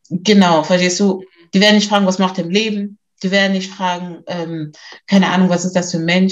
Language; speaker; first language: German; early bilingual, other home language; Lingala